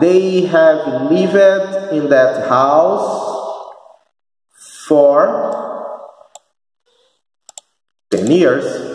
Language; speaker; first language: English; non-native, fluent; Portuguese